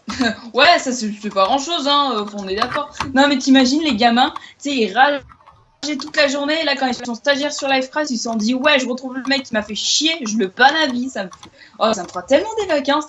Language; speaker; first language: French; native; French